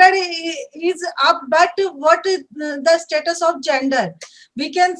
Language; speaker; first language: English; non-native, learner; Hindi